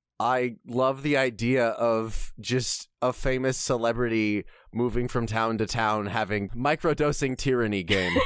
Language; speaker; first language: English; native; English